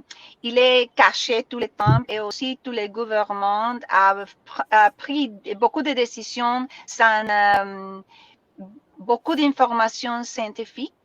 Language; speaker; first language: French; non-native, learner; Spanish